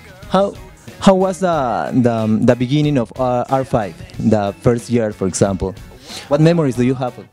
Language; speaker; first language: English; non-native, learner; Spanish